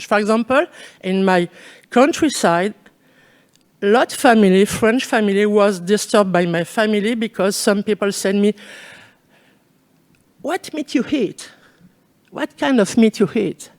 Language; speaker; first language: English; non-native, learner; French